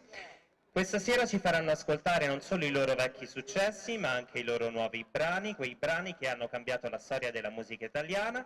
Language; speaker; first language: Italian; native; Italian